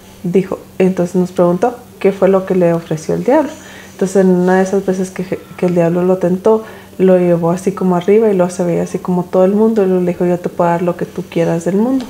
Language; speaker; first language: Spanish; early bilingual, heritage; Spanish